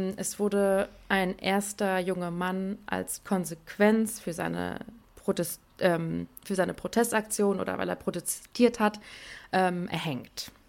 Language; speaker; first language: German; early bilingual, other home language; Persian